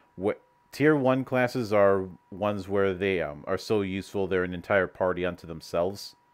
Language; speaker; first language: English; native; English